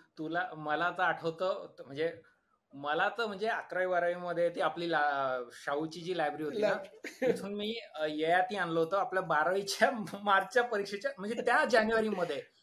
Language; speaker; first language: Marathi; native; Marathi